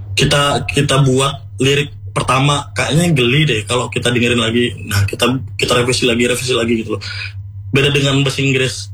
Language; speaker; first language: Indonesian; non-native, local second language; Madurese